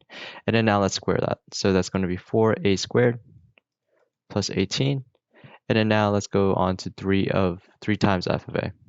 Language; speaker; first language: English; native; English